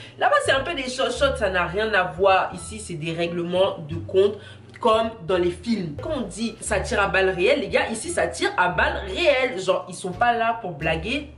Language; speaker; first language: French; native; French